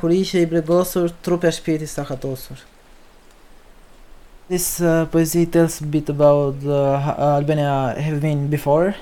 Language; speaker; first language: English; non-native, learner; Albanian